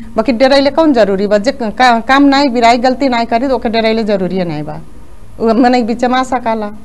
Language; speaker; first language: Bhojpuri; native; Bhojpuri